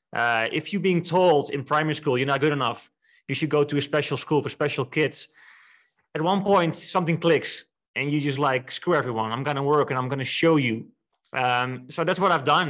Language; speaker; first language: English; non-native, fluent; Dutch